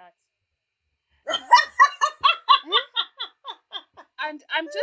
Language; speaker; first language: English; non-native, local second language; Ganda